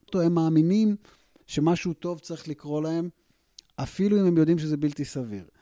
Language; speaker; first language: Hebrew; native; Hebrew